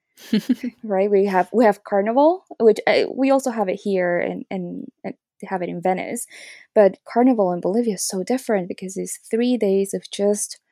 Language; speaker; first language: English; early bilingual, other home language; Spanish